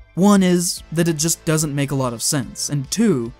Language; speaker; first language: English; native; English